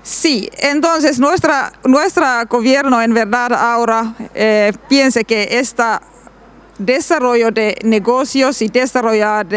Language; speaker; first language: Spanish; non-native, learner; Finnish